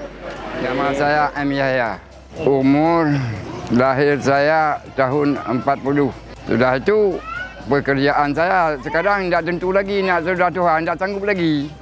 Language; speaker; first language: Indonesian; non-native, local second language; Achinese